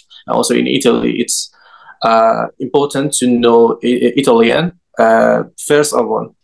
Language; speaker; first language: English; non-native, learner; Persian